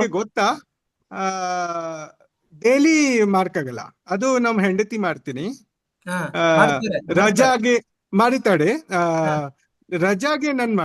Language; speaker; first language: Kannada; non-native, learner; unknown